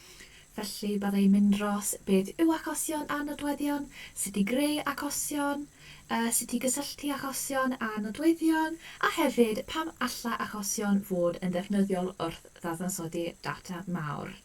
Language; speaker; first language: Welsh; non-native, local second language; English